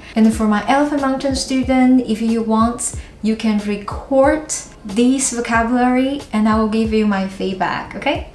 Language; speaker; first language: English; non-native, fluent; Chinese